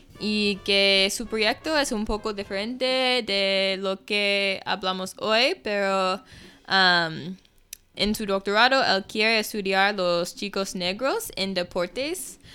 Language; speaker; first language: Spanish; non-native, fluent; English